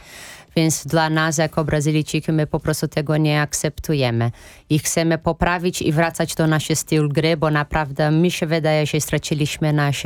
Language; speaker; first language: Polish; non-native, fluent; Portuguese